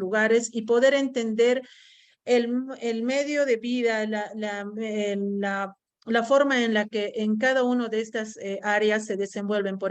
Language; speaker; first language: Spanish; native; Spanish